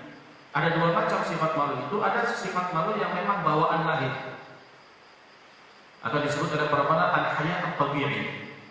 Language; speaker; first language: Indonesian; native; Indonesian